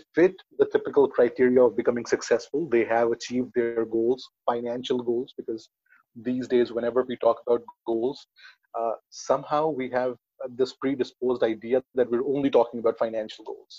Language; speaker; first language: English; non-native, local second language; Hindi